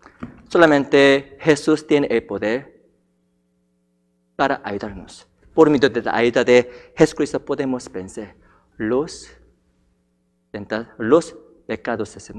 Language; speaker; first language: Spanish; non-native, fluent; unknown